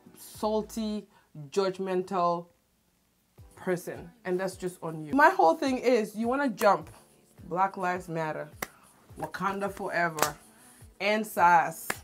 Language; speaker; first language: English; non-native, local second language; Wolof